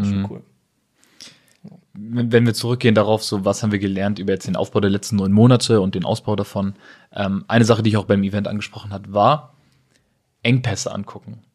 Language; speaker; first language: German; native; German